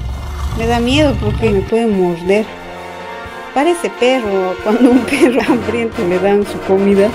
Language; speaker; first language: Spanish; native; Spanish